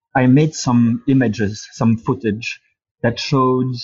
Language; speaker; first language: English; non-native, fluent; Dutch